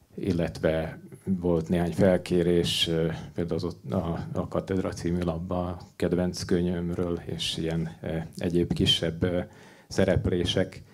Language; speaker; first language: Hungarian; native; Hungarian